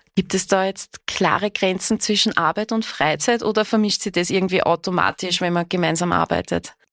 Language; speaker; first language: German; native; German